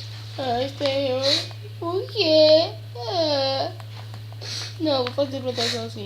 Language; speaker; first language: Portuguese; native; Portuguese